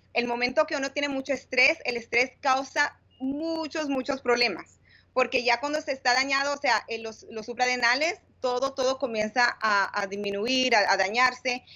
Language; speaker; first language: Spanish; early bilingual, heritage; Spanish